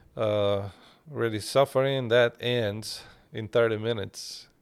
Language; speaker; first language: English; non-native, fluent; Turkish